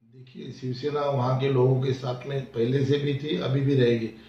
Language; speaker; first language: Hindi; non-native, local second language; Marathi